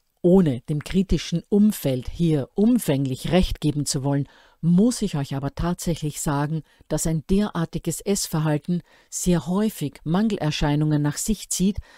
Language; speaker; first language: German; native; German